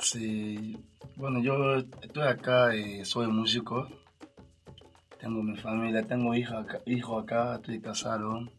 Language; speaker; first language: Spanish; non-native, learner; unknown